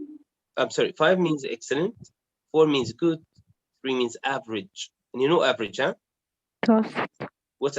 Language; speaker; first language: English; non-native, fluent; Arabic